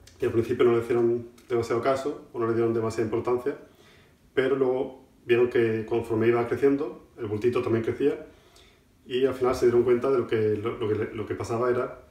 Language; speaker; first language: Spanish; native; Spanish